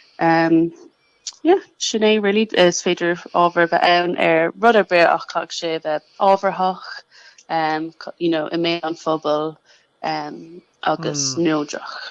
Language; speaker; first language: Irish; non-native, local second language; English